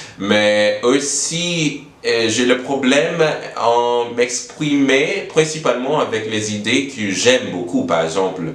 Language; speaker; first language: French; non-native, learner; English